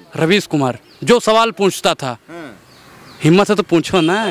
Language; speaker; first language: Hindi; native; Hindi